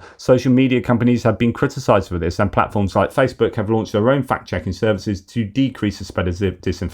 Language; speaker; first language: English; native; English